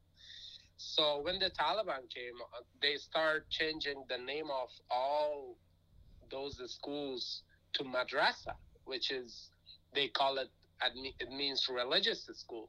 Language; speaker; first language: English; non-native, fluent; Persian